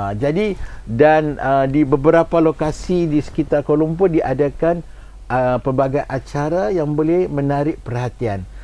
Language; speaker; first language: Malay; native; Malay